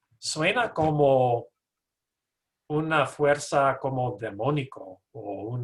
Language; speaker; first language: Spanish; non-native, fluent; English